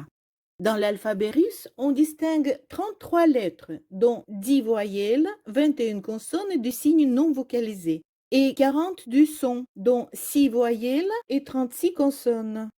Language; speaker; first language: French; non-native, fluent; Russian